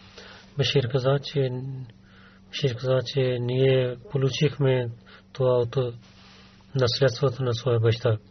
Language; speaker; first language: Bulgarian; non-native, learner; Urdu